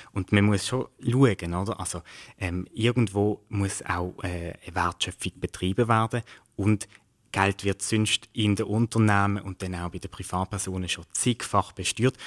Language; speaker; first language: German; native; German